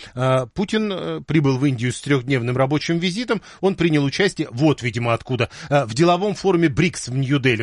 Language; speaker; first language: Russian; native; Russian